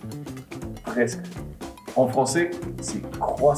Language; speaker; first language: French; non-native, fluent; German